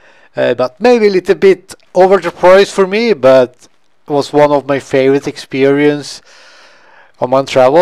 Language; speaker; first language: English; non-native, fluent; Swedish